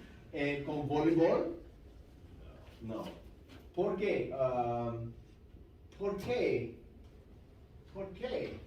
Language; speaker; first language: Spanish; non-native, fluent; English